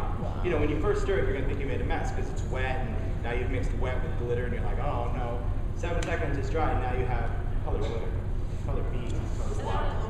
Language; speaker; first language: English; native; English